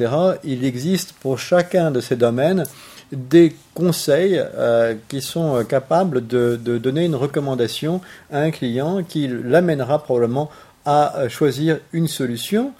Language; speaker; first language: French; native; French